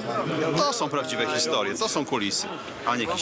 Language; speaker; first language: Polish; native; Polish